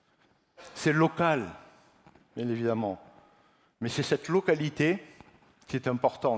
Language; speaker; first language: French; native; French